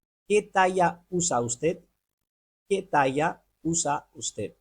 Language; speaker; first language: Spanish; non-native, fluent; Urdu